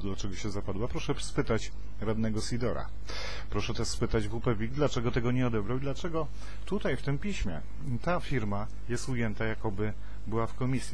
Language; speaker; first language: Polish; native; Polish